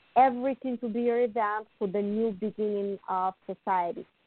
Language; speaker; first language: English; non-native, fluent; Bulgarian